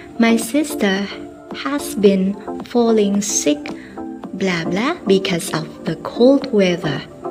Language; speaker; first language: English; non-native, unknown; Indonesian